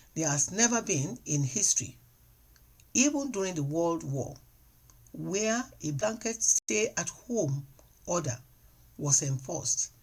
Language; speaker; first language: English; non-native, local second language; Yoruba